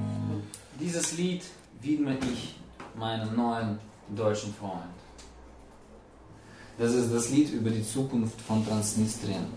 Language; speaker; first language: German; non-native, fluent; Russian